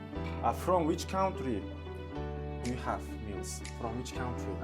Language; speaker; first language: English; non-native, local second language; Uzbek